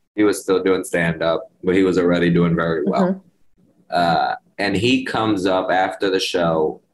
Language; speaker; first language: English; early bilingual, other home language; Spanish